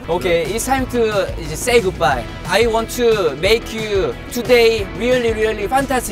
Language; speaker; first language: English; non-native, learner; Korean